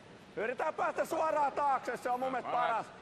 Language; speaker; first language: Finnish; native; Finnish